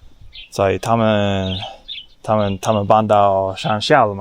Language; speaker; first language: Chinese; non-native, learner; English